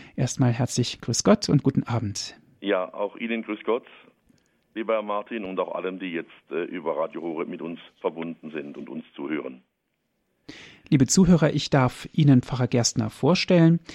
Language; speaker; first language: German; native; German